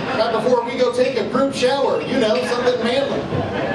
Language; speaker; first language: English; native; English